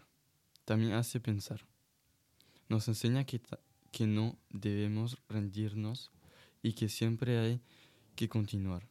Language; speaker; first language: Spanish; non-native, learner; French